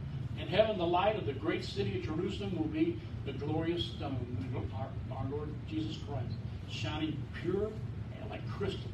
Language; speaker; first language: English; native; English